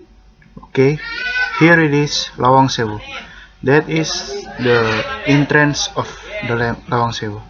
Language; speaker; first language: English; non-native, learner; Indonesian